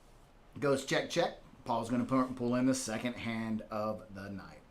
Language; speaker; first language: English; native; English